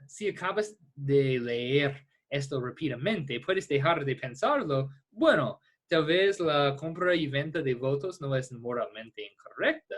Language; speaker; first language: Spanish; non-native, fluent; English